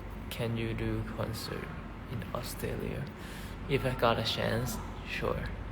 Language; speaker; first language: English; non-native, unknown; Thai